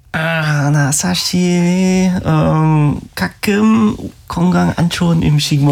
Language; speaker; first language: Korean; non-native, learner; German